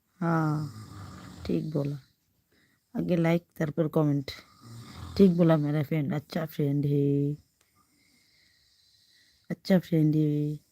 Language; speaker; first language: Hindi; non-native, local second language; Bangla